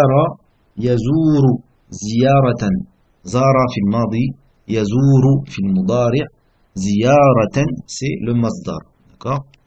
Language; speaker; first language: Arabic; non-native, fluent; French